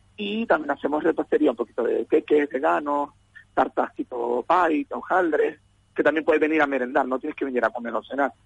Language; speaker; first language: Spanish; native; Spanish